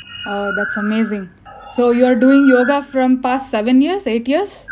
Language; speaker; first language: English; non-native, local second language; Kannada